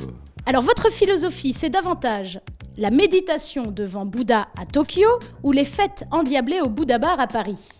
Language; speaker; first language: French; native; French